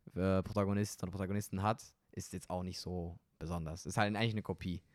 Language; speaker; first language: German; non-native, fluent; Romanian